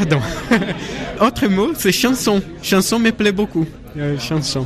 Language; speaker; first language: French; non-native, learner; Portuguese